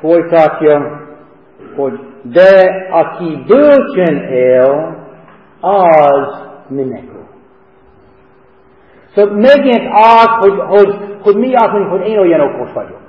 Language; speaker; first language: Hungarian; non-native, learner; English